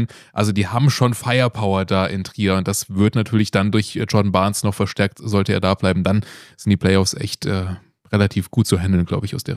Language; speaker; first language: German; native; German